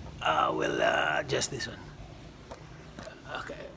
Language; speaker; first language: English; non-native, local second language; Filipino